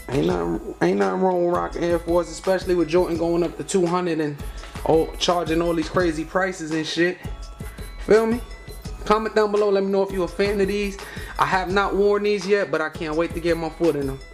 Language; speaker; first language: English; native; English